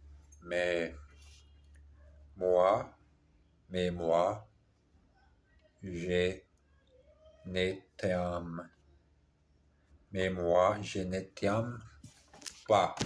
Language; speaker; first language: French; non-native, learner; Portuguese